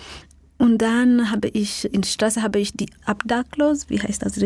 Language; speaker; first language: German; non-native, learner; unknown